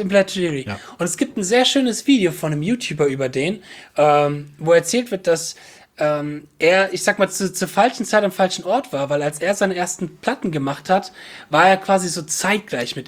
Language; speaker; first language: German; native; German